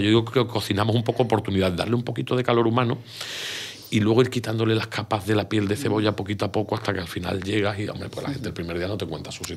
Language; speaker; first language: Spanish; native; Spanish